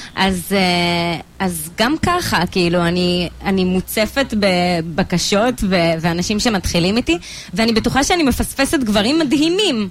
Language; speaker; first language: Hebrew; native; Hebrew